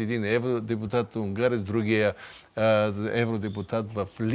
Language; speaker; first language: Bulgarian; native; Bulgarian